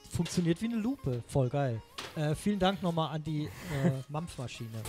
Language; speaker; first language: German; native; German